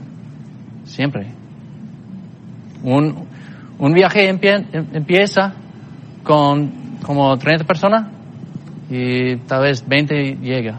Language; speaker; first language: Spanish; non-native, fluent; English